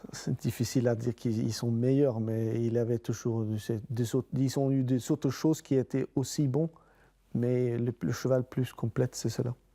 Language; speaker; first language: French; non-native, fluent; Swedish